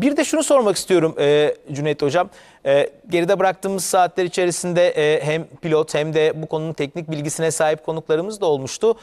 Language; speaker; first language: Turkish; native; Turkish